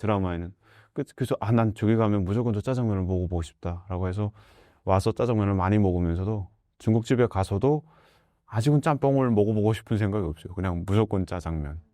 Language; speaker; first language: Korean; native; Korean